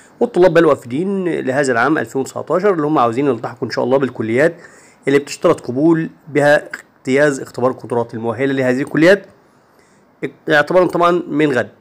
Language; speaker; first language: Arabic; native; Arabic